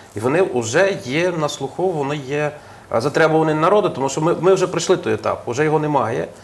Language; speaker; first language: Ukrainian; native; Ukrainian